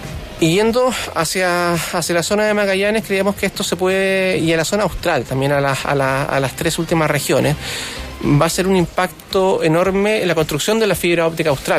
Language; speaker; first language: Spanish; native; Spanish